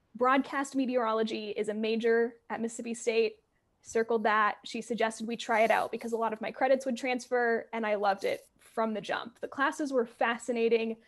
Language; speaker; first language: English; native; English